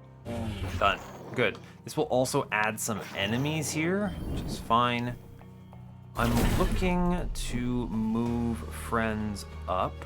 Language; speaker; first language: English; native; English